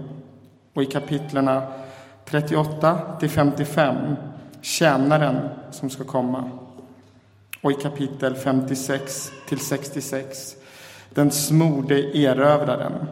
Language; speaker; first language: Swedish; native; Swedish